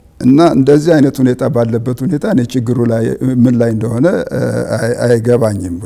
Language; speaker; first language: Amharic; non-native, local second language; Tigrinya